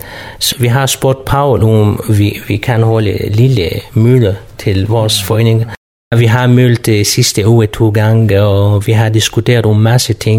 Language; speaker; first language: Danish; non-native, fluent; Kurdish